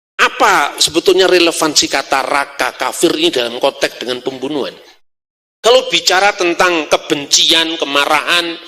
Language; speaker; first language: Indonesian; non-native, local second language; Javanese